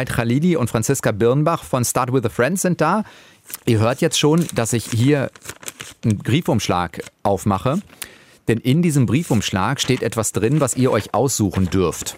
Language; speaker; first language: German; native; German